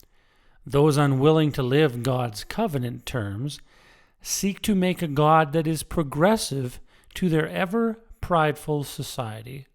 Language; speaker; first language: English; native; English